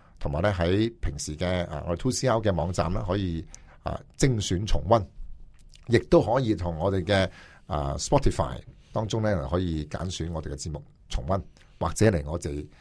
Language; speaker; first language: Cantonese; native; Cantonese